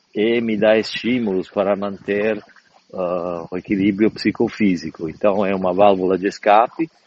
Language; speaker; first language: Portuguese; non-native, fluent; Italian